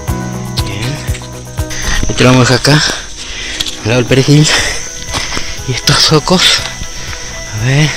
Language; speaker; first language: Spanish; native; Spanish